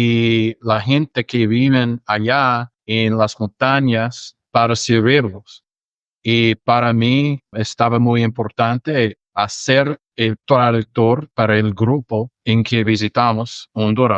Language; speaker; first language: Spanish; non-native, fluent; English